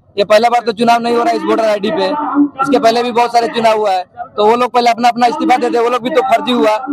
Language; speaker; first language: Hindi; native; Hindi